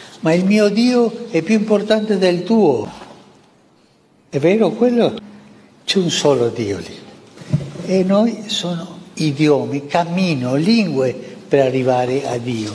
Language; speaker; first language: Italian; non-native, fluent; Spanish